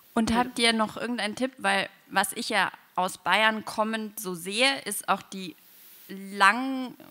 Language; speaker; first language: German; native; German